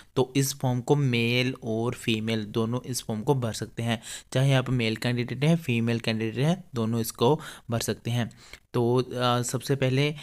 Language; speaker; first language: Hindi; native; Hindi